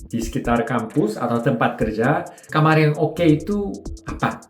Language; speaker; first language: Indonesian; non-native, fluent; Korean